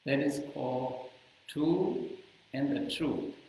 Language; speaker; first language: English; non-native, learner; Burmese